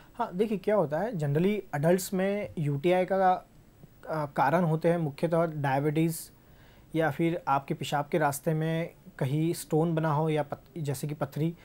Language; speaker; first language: Hindi; native; Hindi